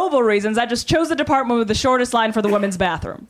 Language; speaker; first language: English; non-native, fluent; Russian